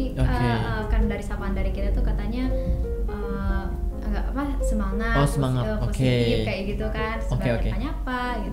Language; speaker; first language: Indonesian; native; Indonesian